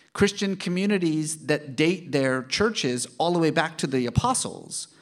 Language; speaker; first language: English; early bilingual, other home language; Persian